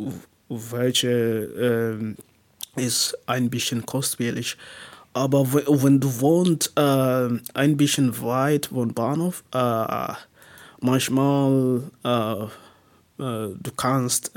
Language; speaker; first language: German; non-native, learner; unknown